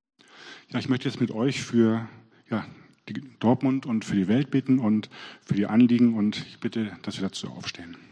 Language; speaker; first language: German; native; German